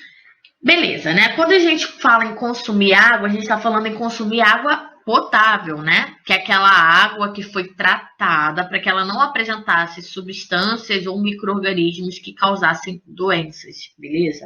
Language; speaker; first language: Portuguese; native; Portuguese